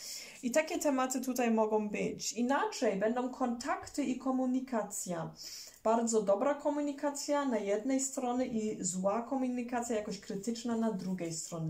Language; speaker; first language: Polish; early bilingual, heritage; German